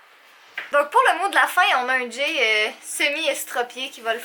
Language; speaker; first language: French; native; French